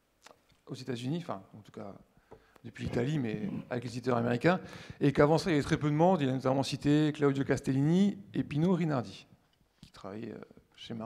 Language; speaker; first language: French; native; French